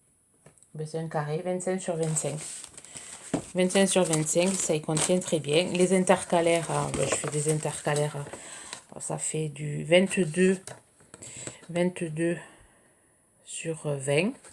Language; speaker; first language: French; native; French